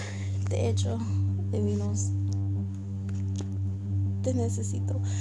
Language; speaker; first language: Spanish; non-native, learner; English